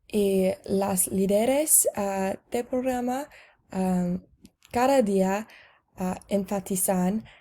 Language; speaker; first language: Spanish; non-native, learner; English